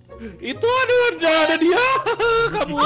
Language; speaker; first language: Indonesian; native; Indonesian